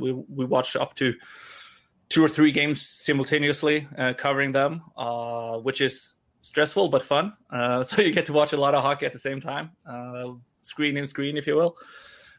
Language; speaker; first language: English; non-native, fluent; Swedish